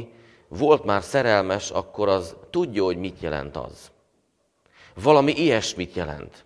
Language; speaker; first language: Hungarian; native; Hungarian